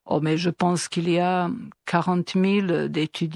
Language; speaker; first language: French; non-native, fluent; Serbian